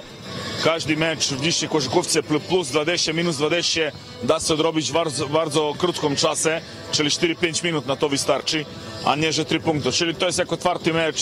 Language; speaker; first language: Polish; non-native, fluent; Serbian